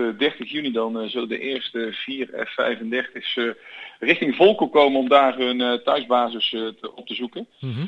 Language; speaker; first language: Dutch; native; Dutch